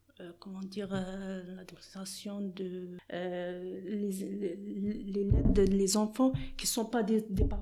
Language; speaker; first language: French; non-native, learner; Arabic